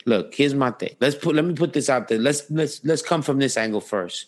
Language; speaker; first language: English; early bilingual, other home language; Spanish